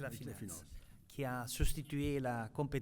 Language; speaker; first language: French; non-native, fluent; Italian